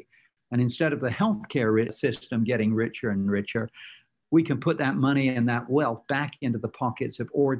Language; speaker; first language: English; native; English